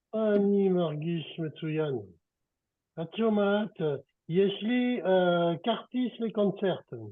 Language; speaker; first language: Hebrew; non-native, learner; French